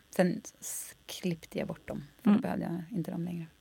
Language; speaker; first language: Swedish; native; Swedish